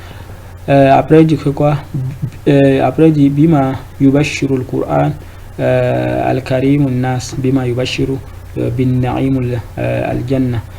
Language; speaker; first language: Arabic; non-native, fluent; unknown